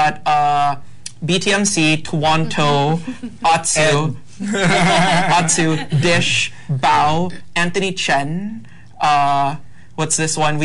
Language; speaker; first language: English; non-native, local second language; Hiligaynon